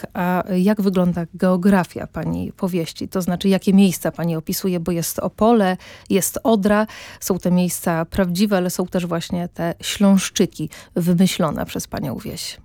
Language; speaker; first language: Polish; native; Polish